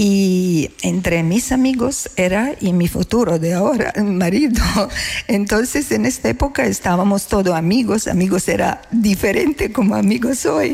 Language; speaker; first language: Spanish; non-native, learner; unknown